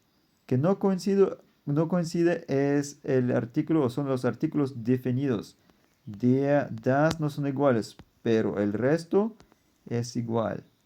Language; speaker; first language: Spanish; non-native, fluent; German